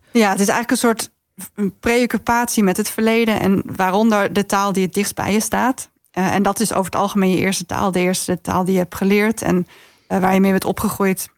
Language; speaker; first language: Dutch; native; Dutch